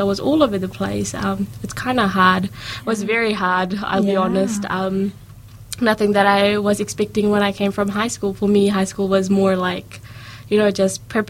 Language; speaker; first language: English; native; English